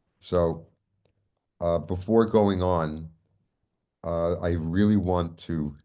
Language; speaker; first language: English; native; English